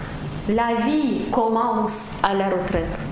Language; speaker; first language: French; non-native, fluent; Russian